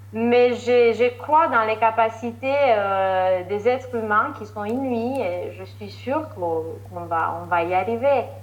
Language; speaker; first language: French; non-native, fluent; Romanian